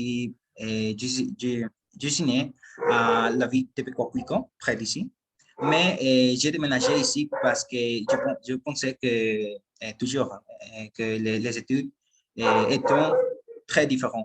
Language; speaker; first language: French; non-native, learner; Spanish